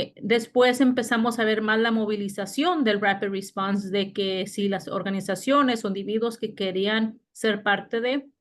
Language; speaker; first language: Spanish; native; Spanish